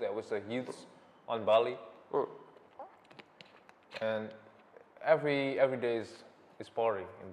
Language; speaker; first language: English; non-native, learner; Indonesian